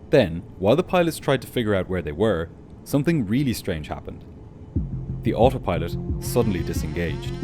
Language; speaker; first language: English; native; English